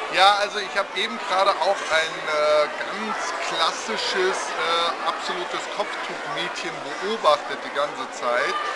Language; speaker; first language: German; early bilingual, other home language; Turkish